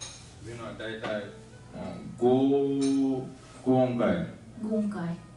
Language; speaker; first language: Japanese; non-native, fluent; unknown